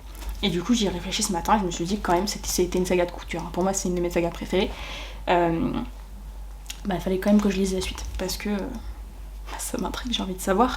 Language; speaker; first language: French; native; French